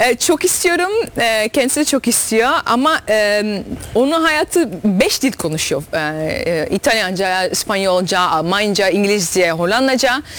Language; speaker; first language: Turkish; early bilingual, heritage; Dutch